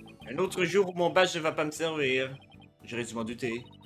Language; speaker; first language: French; native; French